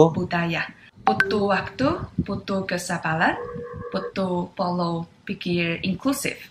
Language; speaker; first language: Indonesian; non-native, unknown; Chinese